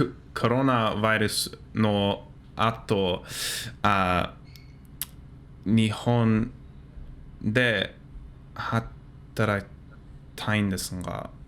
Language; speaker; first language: Japanese; non-native, learner; English